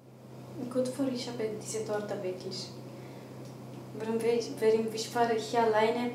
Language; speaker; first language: German; non-native, learner; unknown